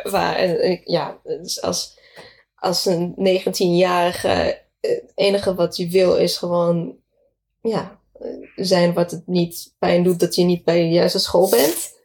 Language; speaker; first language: Dutch; non-native, fluent; Arabic